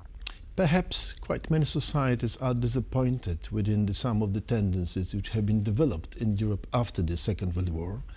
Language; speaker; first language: English; non-native, fluent; Polish